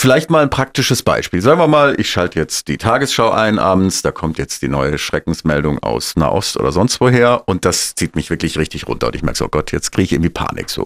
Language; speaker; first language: German; native; German